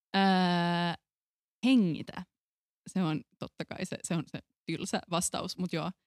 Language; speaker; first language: Finnish; non-native, local second language; Swedish